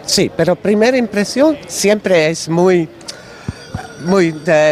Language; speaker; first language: Spanish; non-native, learner; Dutch